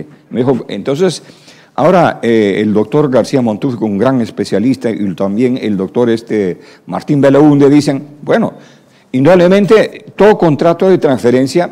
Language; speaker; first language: Spanish; native; Spanish